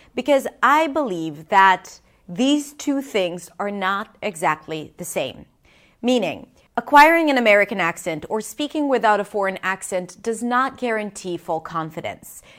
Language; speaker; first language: English; non-native, fluent; Hebrew